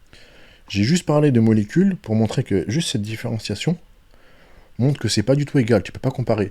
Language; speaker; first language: French; native; French